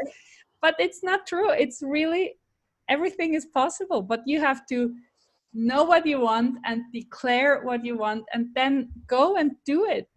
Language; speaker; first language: English; non-native, fluent; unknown